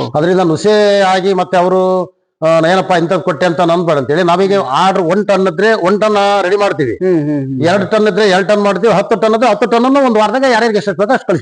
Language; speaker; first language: Kannada; native; Kannada